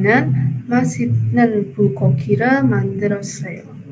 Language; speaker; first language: Korean; non-native, learner; Indonesian